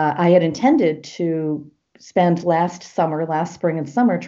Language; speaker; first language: English; native; English